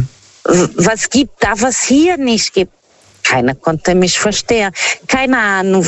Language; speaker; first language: German; non-native, fluent; Portuguese